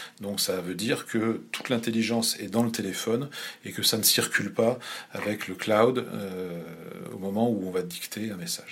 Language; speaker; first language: French; native; French